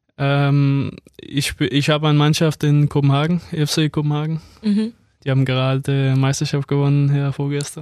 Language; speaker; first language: German; non-native, fluent; Danish